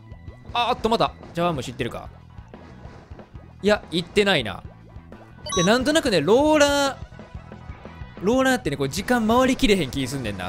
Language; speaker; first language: Japanese; native; Japanese